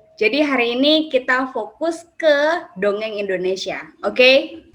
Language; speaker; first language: Indonesian; native; Indonesian